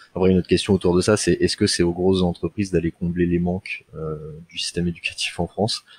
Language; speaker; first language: French; native; French